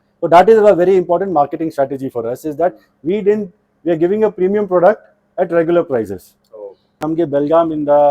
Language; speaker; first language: Kannada; non-native, local second language; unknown